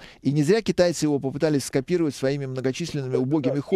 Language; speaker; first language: Russian; native; Russian